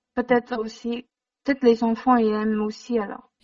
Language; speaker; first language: French; non-native, fluent; Chinese